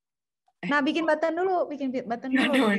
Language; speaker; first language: Indonesian; native; Indonesian